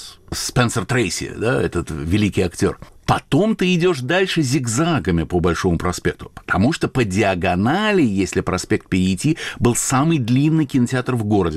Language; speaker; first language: Russian; native; Russian